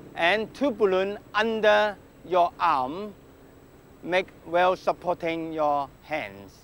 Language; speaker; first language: English; non-native, local second language; Cantonese